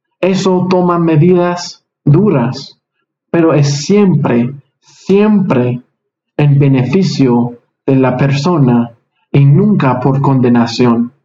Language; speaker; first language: Spanish; non-native, fluent; English